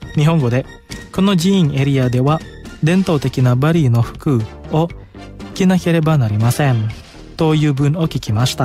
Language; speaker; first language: Japanese; non-native, fluent; Indonesian